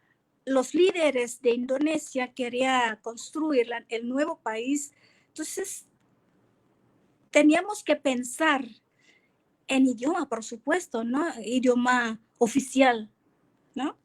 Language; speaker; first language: Spanish; non-native, fluent; Indonesian